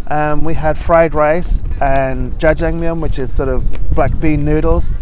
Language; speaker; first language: English; native; English